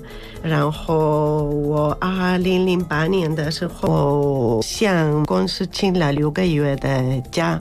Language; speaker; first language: Chinese; non-native, learner; Spanish